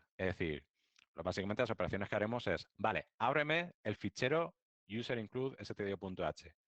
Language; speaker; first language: Spanish; native; Spanish